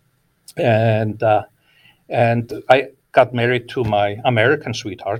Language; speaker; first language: English; non-native, fluent; Icelandic